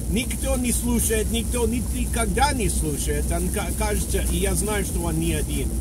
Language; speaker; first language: Russian; non-native, fluent; English